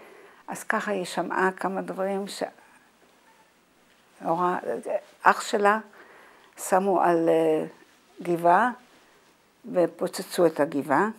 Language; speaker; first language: Hebrew; non-native, fluent; Dutch